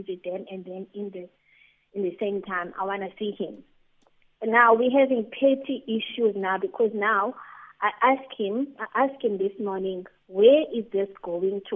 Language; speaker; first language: English; non-native, local second language; Xhosa